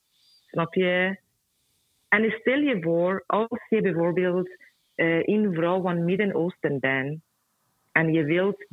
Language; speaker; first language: Dutch; non-native, fluent; Persian